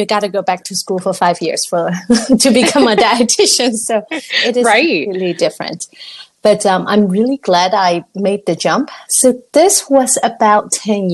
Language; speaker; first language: English; non-native, local second language; Cantonese